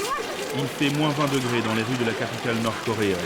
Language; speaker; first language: French; native; French